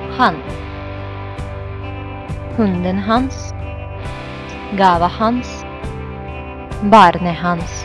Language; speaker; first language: Norwegian; non-native, fluent; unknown